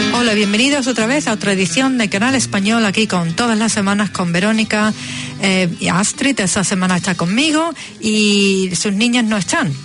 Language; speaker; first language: Spanish; native; Spanish